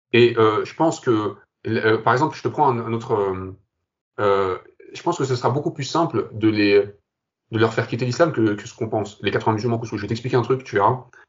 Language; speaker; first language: French; early bilingual, other home language; Kabyle